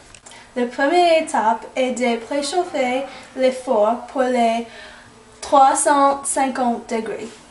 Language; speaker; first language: French; non-native, learner; English